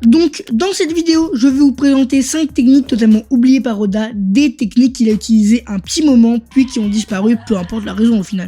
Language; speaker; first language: French; native; French